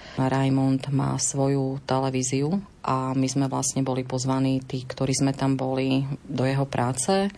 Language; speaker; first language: Slovak; native; Slovak